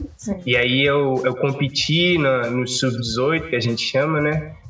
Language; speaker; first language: Portuguese; non-native, local second language; Kabuverdianu